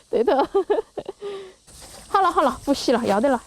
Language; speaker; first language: Chinese; native; Chinese